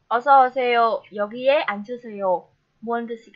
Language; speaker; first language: Korean; non-native, fluent; Vietnamese